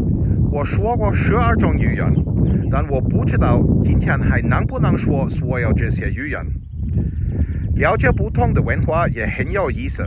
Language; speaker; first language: Chinese; non-native, learner; German